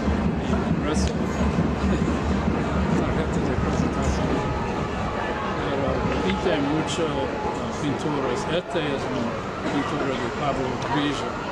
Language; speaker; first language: Spanish; non-native, learner; English